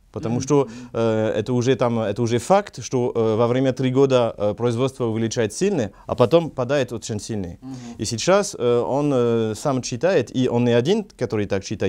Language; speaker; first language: Russian; non-native, learner; French